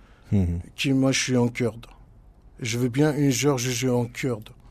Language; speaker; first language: French; non-native, learner; Kurdish